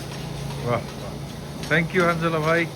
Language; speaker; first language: Hindi; non-native, learner; Bangla